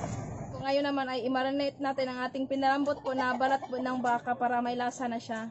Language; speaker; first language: Filipino; non-native, local second language; Cebuano